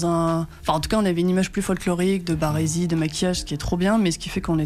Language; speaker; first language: French; native; French